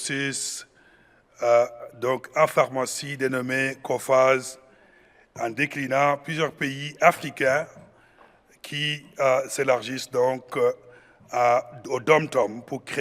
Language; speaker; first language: French; non-native, local second language; Wolof